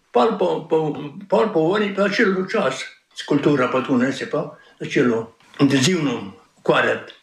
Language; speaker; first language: Slovenian; native; Slovenian